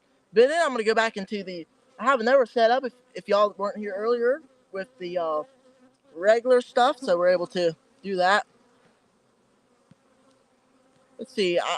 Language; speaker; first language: English; native; English